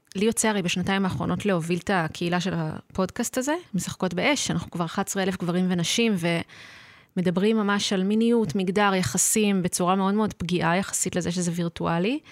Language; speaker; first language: Hebrew; native; Hebrew